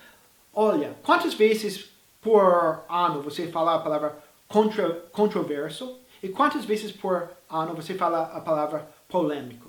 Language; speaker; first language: Portuguese; non-native, fluent; English